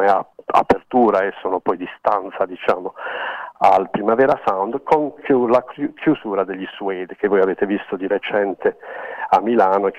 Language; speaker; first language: Italian; native; Italian